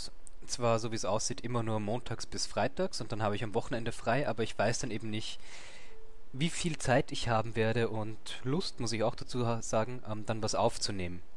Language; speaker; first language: German; native; German